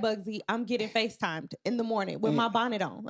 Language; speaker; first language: English; native; English